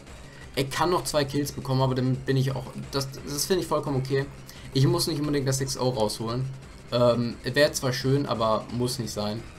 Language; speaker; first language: German; native; German